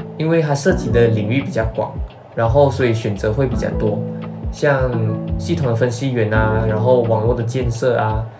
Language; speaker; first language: Chinese; native; Chinese